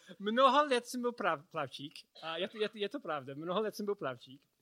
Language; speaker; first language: Czech; non-native, learner; English